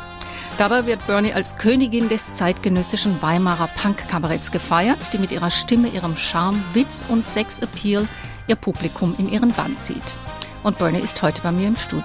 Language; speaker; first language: German; native; German